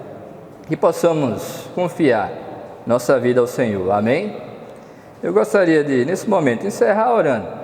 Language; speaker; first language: Portuguese; native; Portuguese